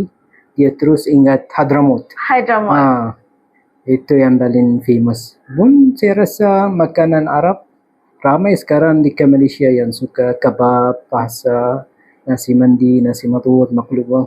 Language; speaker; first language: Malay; non-native, fluent; Arabic